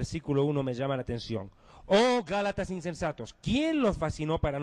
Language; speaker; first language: Spanish; native; Spanish